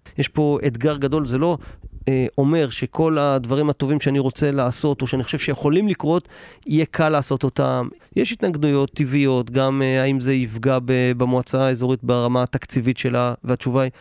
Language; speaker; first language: Hebrew; native; Hebrew